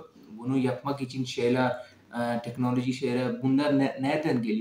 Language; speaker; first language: Turkish; non-native, fluent; Urdu